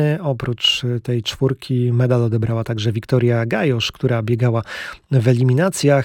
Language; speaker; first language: Polish; native; Polish